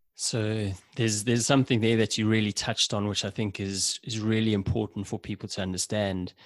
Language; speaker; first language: English; native; English